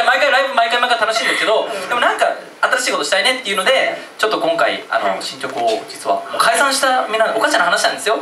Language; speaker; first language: Japanese; native; Japanese